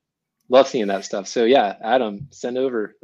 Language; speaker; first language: English; native; English